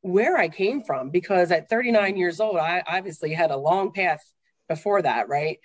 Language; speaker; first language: English; native; English